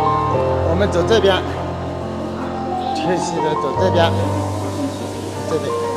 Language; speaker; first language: Chinese; native; Chinese